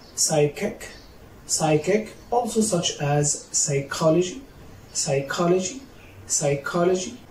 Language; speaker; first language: English; non-native, fluent; Arabic